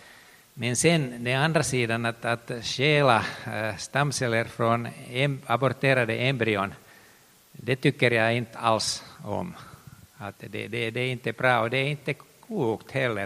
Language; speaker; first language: Swedish; non-native, local second language; Finnish